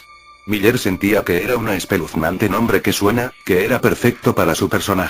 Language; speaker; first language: Spanish; native; Spanish